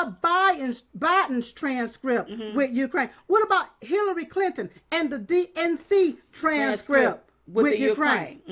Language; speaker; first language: English; native; English